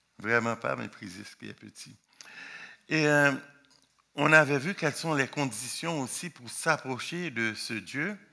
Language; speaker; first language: French; non-native, local second language; Haitian Creole